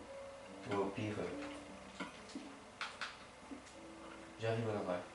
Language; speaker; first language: French; native; French